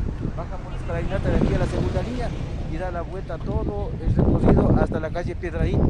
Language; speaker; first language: Spanish; native; Spanish